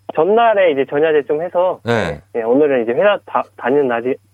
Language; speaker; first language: Korean; native; Korean